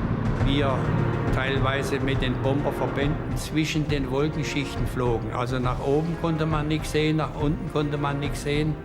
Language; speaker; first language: German; native; German